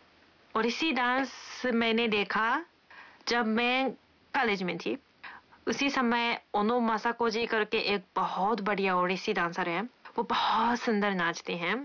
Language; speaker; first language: Hindi; non-native, fluent; Japanese